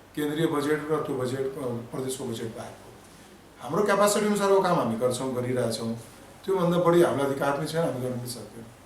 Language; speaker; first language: Nepali; non-native, local second language; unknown